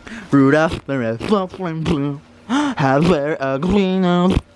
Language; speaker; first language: English; early bilingual, other home language; Spanish